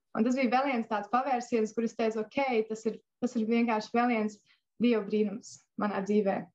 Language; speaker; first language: Latvian; native; Latvian